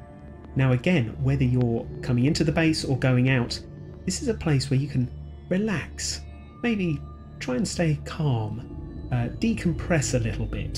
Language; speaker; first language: English; native; English